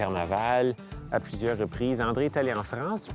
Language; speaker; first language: French; native; French